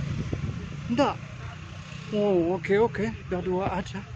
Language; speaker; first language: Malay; non-native, fluent; French